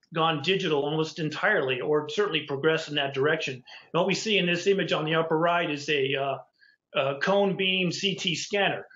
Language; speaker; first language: English; native; English